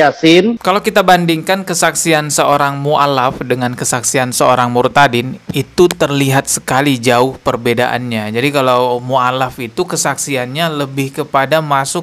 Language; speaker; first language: Indonesian; native; Indonesian